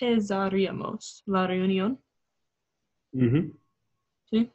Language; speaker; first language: Spanish; non-native, learner; English